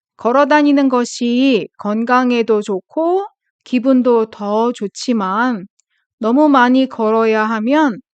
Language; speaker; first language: Korean; native; Korean